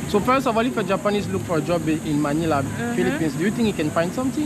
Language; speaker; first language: English; non-native, learner; French